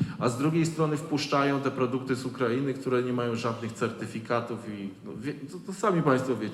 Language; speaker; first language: Polish; native; Polish